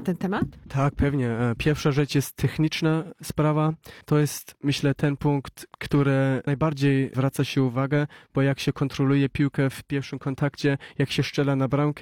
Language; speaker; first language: Polish; early bilingual, heritage; Polish